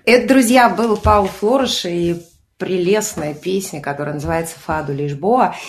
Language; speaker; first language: Russian; native; Russian